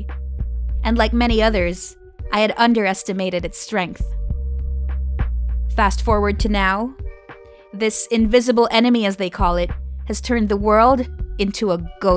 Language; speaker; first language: English; non-native, local second language; Filipino